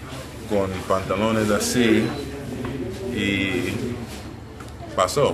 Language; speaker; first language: Spanish; non-native, learner; English